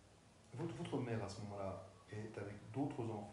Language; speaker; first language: French; native; French